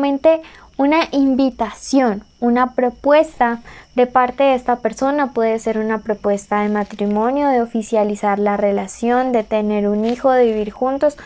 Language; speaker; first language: Spanish; native; Spanish